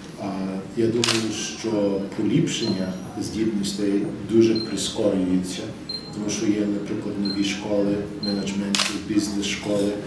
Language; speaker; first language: Ukrainian; early bilingual, heritage; English